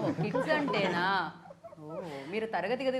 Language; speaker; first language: Telugu; native; Telugu